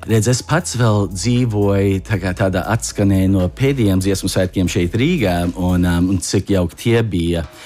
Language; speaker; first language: Latvian; early bilingual, heritage; Latvian